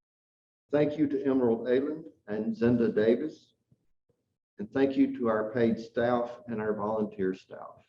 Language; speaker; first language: English; native; English